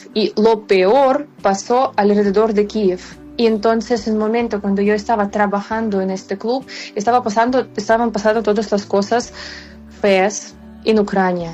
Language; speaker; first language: Spanish; non-native, fluent; Ukrainian